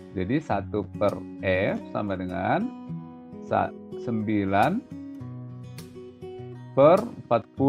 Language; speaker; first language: Indonesian; native; Indonesian